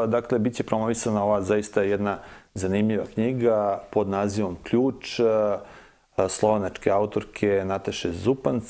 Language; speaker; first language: Serbian; native; Serbian